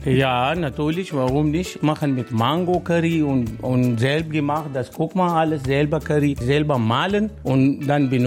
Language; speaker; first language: German; non-native, learner; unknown